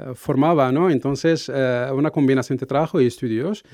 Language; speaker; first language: Spanish; non-native, fluent; Arabic